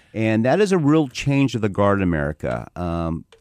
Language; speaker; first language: English; non-native, fluent; Persian